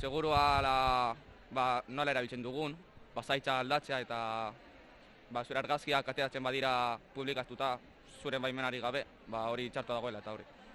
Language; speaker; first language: Basque; non-native, local second language; Spanish